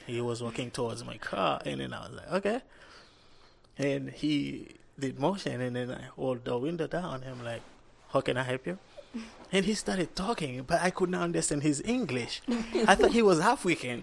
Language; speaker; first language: English; non-native, fluent; Haitian Creole